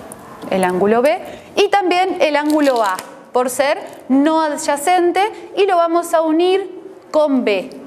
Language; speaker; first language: Spanish; native; Spanish